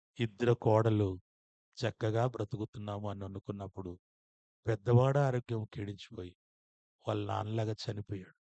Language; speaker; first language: Telugu; non-native, fluent; Odia